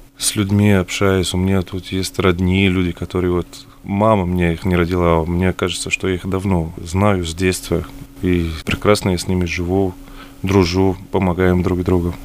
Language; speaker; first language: Russian; early bilingual, other home language; Arabic